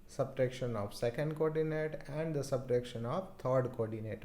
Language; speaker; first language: English; non-native, local second language; Gujarati